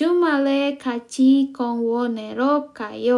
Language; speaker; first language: Korean; non-native, fluent; Indonesian